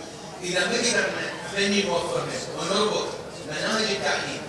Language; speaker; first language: Arabic; native; Arabic